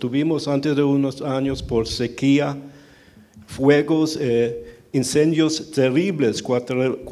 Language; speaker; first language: Spanish; early bilingual, heritage; Spanish